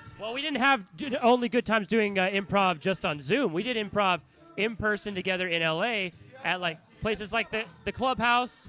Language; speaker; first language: English; native; English